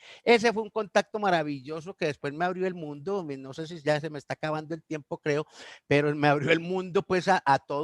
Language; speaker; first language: Spanish; native; Spanish